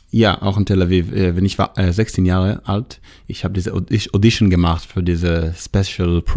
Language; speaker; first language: German; non-native, learner; Hebrew